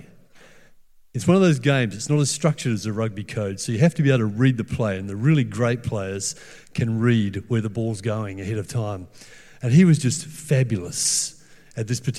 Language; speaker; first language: English; native; English